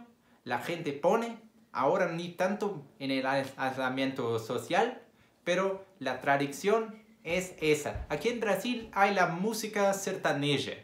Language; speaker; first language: Spanish; non-native, fluent; Portuguese